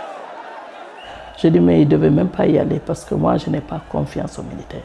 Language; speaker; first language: French; non-native, local second language; Fula